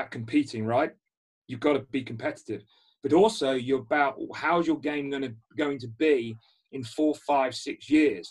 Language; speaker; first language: English; native; English